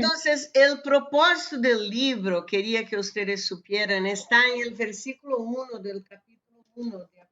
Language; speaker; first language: Spanish; non-native, fluent; Portuguese